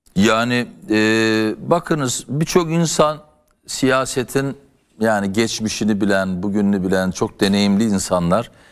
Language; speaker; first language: Turkish; native; Turkish